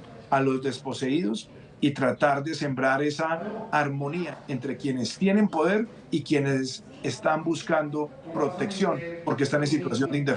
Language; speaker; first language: Spanish; native; Spanish